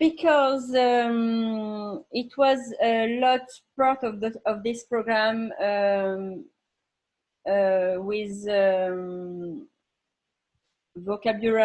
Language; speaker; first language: English; non-native, learner; French